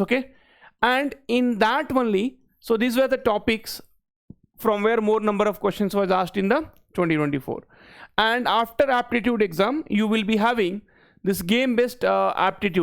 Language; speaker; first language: English; non-native, local second language; Hindi